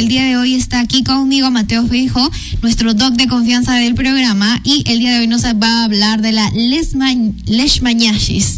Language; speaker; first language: Spanish; native; Spanish